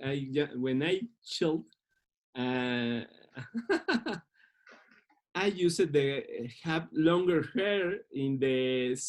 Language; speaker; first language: English; non-native, learner; Spanish